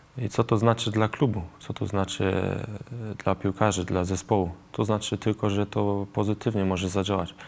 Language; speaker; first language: Polish; early bilingual, heritage; Polish